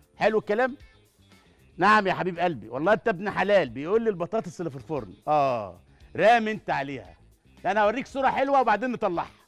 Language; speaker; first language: Arabic; native; Arabic